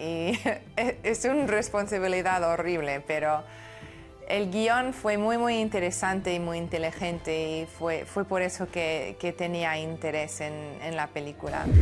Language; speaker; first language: Spanish; non-native, fluent; English